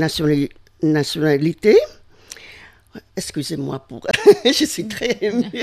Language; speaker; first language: French; non-native, fluent; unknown